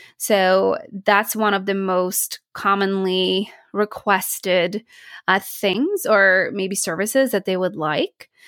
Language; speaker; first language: English; non-native, fluent; Polish